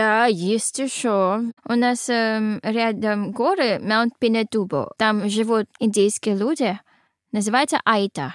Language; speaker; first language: Russian; non-native, learner; Filipino